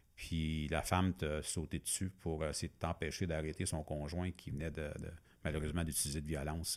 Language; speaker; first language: French; native; French